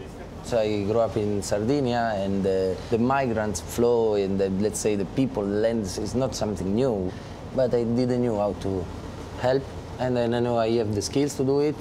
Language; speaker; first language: English; non-native, fluent; Italian